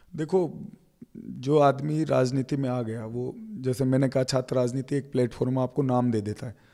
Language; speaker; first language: Hindi; native; Hindi